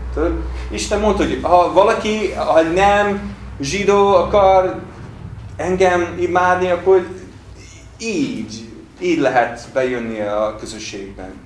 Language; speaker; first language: Hungarian; non-native, fluent; English